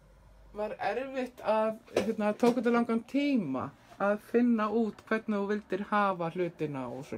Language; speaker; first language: Icelandic; native; Icelandic